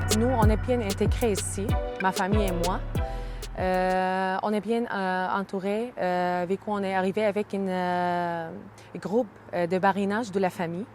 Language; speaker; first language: French; non-native, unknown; Arabic